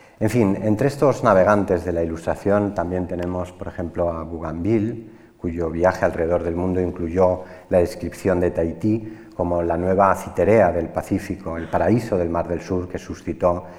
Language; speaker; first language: Spanish; native; Spanish